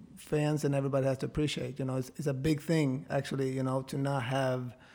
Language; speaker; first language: English; non-native, fluent; Swedish